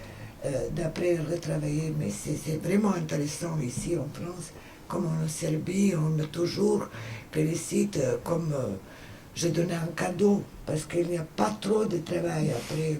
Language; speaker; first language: French; non-native, fluent; Serbian